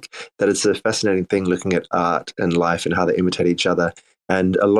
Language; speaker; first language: English; native; English